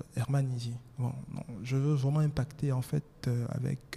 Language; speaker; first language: French; non-native, local second language; Baoulé